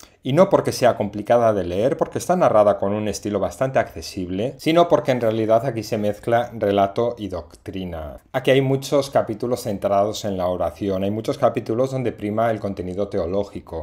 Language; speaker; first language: Spanish; native; Spanish